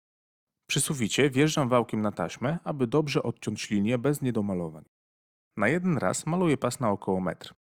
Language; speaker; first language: Polish; native; Polish